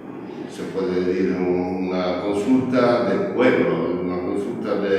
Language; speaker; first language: Spanish; non-native, learner; Italian